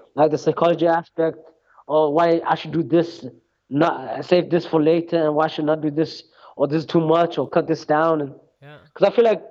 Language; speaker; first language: English; native; English